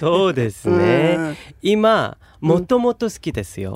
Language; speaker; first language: Japanese; non-native, learner; Korean